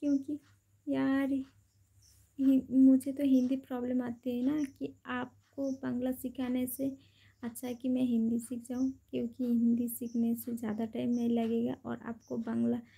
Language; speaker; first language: Hindi; non-native, local second language; Bangla